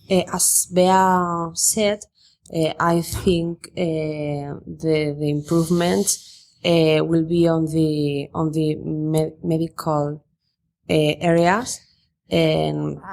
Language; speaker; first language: English; non-native, fluent; Spanish